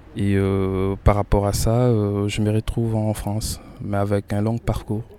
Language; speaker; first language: French; non-native, local second language; Lingala